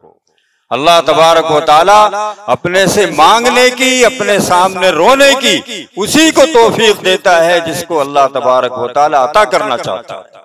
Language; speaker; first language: Urdu; native; Urdu